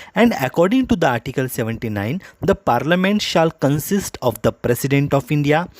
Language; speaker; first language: English; non-native, local second language; Marathi